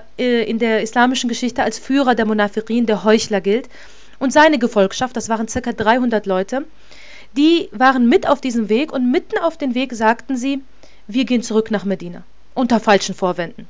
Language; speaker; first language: German; native; German